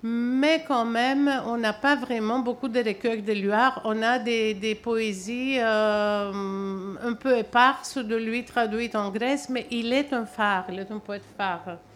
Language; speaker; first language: French; non-native, fluent; Greek